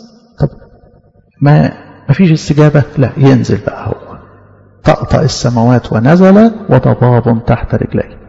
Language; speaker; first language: Arabic; native; Arabic